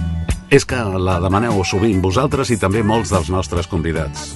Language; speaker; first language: Catalan; native; Catalan